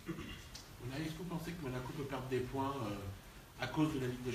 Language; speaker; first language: French; native; French